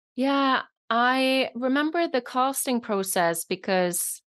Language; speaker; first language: English; non-native, fluent; Norwegian